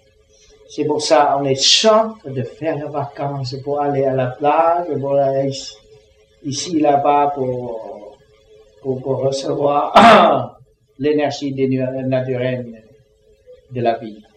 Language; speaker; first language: French; non-native, learner; Vietnamese